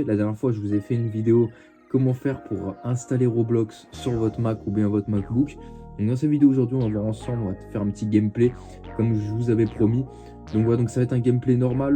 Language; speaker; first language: French; native; French